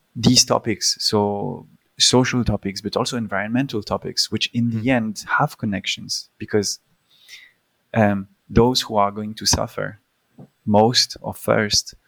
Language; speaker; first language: English; early bilingual, other home language; Polish